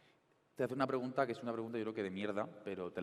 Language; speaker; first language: Spanish; native; Spanish